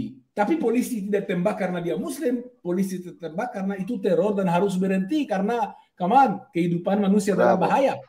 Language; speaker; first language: Indonesian; non-native, fluent; Hebrew